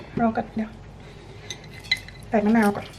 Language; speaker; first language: Thai; native; Thai